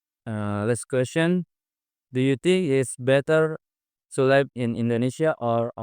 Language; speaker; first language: English; non-native, learner; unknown